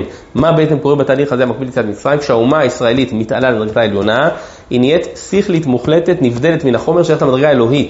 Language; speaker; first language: Hebrew; native; Hebrew